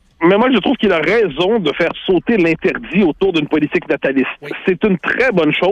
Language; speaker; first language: French; native; French